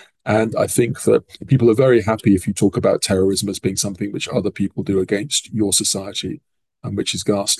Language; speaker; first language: English; native; English